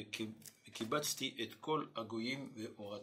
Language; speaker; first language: Hebrew; non-native, fluent; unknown